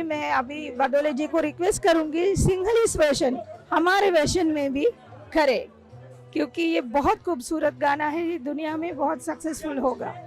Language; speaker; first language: Hindi; non-native, local second language; Sinhala